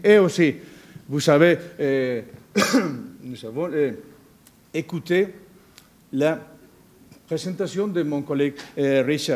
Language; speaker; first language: French; non-native, learner; Spanish